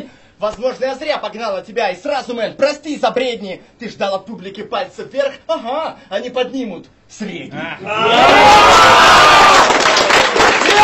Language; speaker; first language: Russian; native; Russian